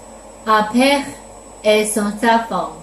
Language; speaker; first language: French; non-native, learner; Chinese